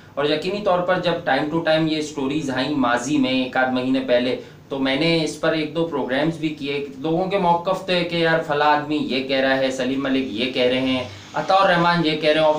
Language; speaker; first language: Urdu; native; Urdu